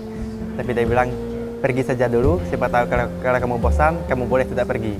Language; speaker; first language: Indonesian; non-native, local second language; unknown